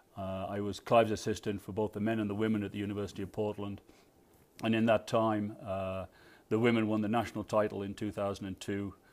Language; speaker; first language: English; native; English